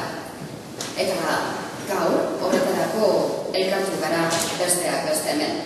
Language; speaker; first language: Basque; native; Basque